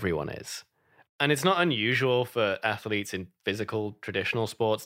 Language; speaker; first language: English; native; English